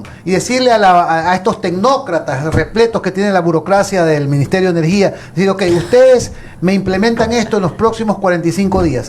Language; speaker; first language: Spanish; native; Spanish